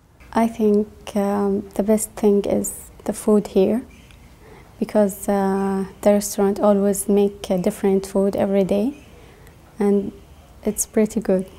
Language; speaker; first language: English; non-native, learner; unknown